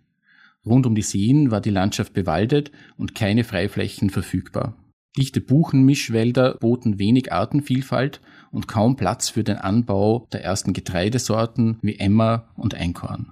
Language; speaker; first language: German; native; German